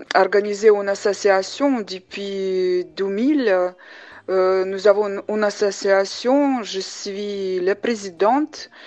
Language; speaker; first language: French; non-native, fluent; Uzbek